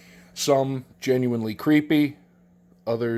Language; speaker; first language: English; native; English